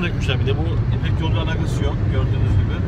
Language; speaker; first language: Turkish; native; Turkish